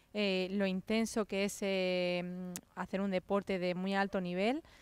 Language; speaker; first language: Spanish; native; Spanish